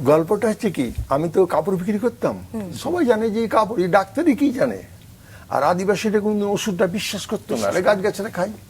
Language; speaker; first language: Bangla; native; Bangla